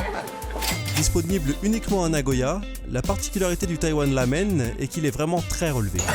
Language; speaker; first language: French; native; French